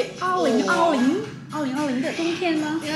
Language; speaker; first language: Chinese; non-native, fluent; Vietnamese